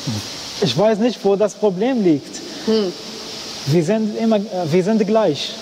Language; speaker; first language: German; non-native, learner; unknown